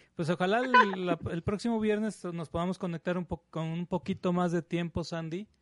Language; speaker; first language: Spanish; native; Spanish